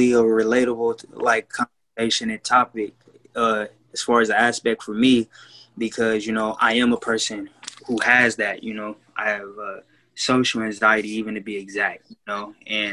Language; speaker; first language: English; native; English